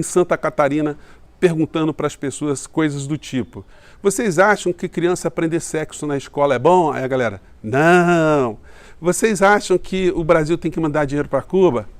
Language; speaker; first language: Portuguese; native; Portuguese